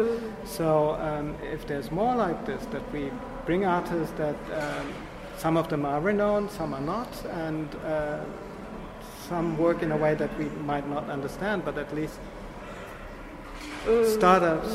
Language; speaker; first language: English; non-native, fluent; German